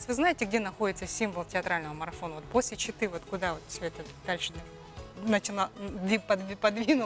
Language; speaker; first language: Russian; native; Russian